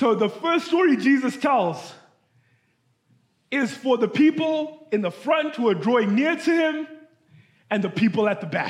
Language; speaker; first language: English; non-native, local second language; Shona